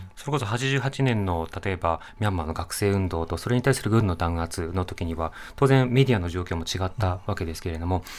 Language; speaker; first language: Japanese; native; Japanese